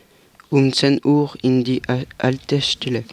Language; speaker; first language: German; non-native, learner; French